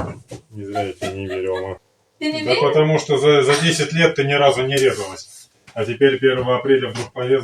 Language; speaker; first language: Russian; native; Russian